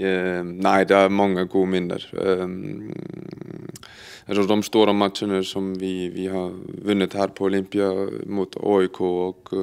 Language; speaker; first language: Swedish; non-native, fluent; Icelandic